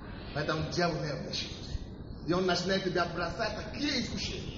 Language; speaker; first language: Russian; non-native, fluent; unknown